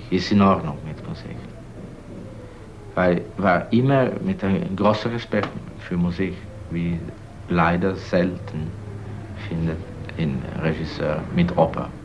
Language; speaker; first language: German; non-native, fluent; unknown